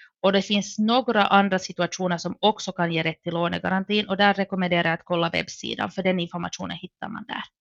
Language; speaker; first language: Swedish; native; Swedish